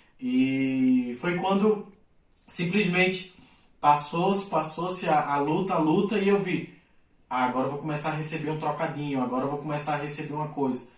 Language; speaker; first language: Portuguese; native; Portuguese